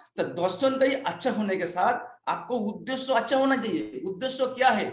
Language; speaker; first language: Hindi; non-native, local second language; Bangla